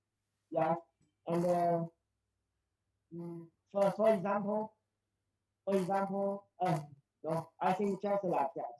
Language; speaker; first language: English; non-native, learner; Chinese